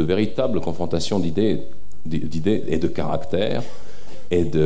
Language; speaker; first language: French; early bilingual, other home language; Serbian